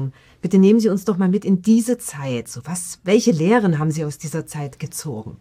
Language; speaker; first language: German; native; German